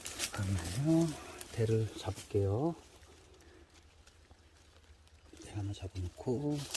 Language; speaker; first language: Korean; native; Korean